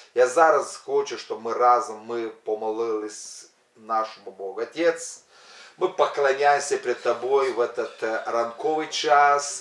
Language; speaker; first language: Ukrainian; non-native, local second language; Russian